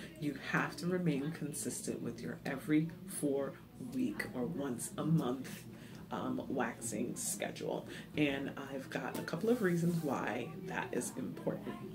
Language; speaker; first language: English; native; English